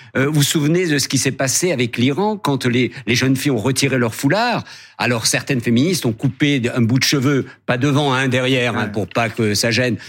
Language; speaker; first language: French; native; French